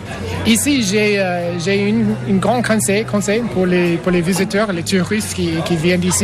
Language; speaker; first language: French; non-native, learner; English